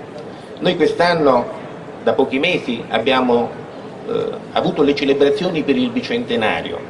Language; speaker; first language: Italian; native; Italian